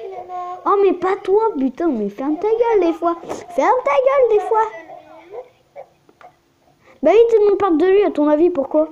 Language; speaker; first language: French; native; French